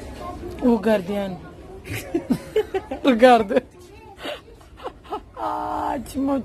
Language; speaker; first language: French; non-native, learner; Romanian